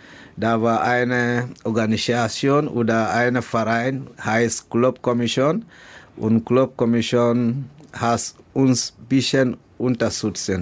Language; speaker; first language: German; non-native, learner; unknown